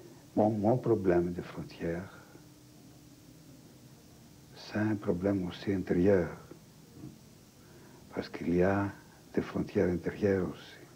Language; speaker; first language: French; non-native, fluent; Greek